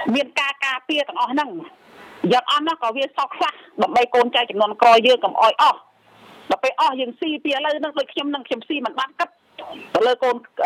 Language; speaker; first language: Khmer; non-native, local second language; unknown